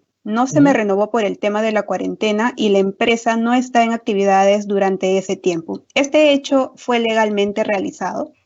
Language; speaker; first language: Spanish; native; Spanish